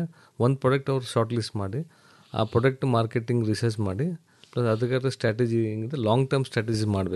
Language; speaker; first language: Kannada; non-native, learner; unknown